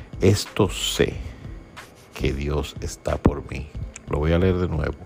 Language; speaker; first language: Spanish; native; Spanish